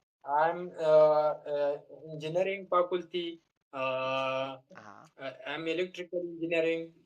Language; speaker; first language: English; non-native, learner; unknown